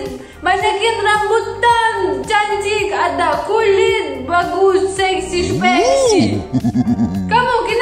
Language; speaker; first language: Indonesian; non-native, learner; Russian